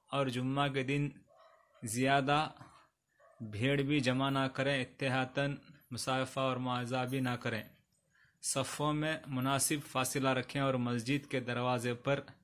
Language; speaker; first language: Hindi; non-native, local second language; Urdu